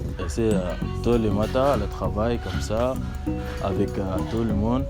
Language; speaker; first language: French; non-native, learner; Arabic